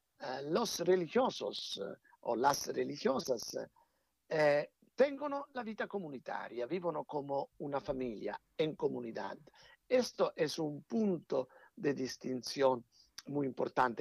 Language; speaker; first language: Italian; non-native, fluent; Spanish